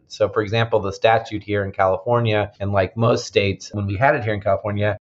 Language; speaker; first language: English; native; English